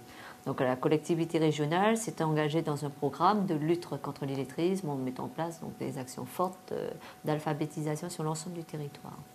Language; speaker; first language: French; native; French